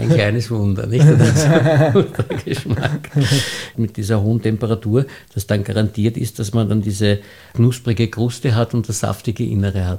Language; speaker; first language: German; native; German